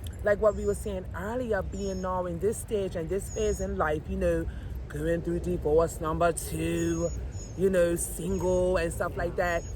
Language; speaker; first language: English; native; English